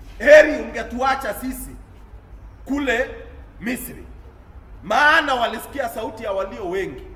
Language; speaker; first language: Swahili; non-native, local second language; Kalenjin